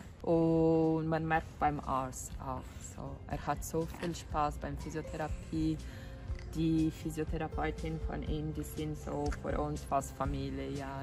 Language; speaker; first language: German; non-native, fluent; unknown